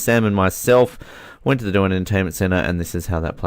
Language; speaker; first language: English; native; English